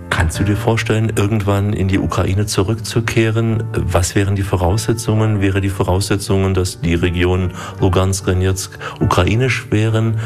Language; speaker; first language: German; native; German